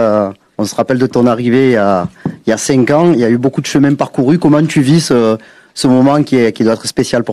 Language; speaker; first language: French; native; French